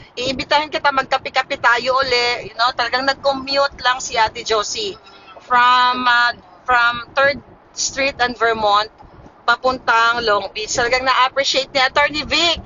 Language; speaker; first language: Filipino; non-native, local second language; Hiligaynon